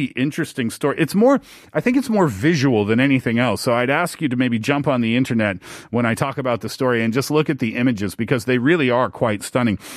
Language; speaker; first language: English; native; English